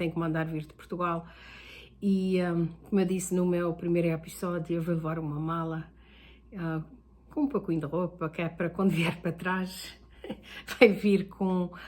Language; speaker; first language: Portuguese; early bilingual, heritage; Portuguese